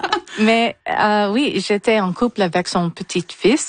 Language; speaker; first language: French; non-native, local second language; English